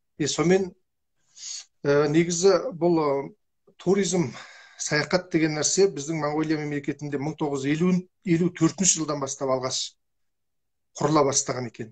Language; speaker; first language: Kazakh; native; Kazakh